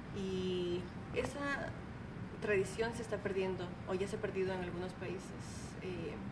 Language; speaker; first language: Spanish; native; Spanish